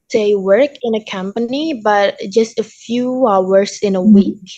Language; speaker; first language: English; non-native, learner; Indonesian